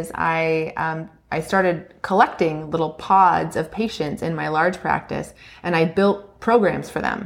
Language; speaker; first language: English; native; English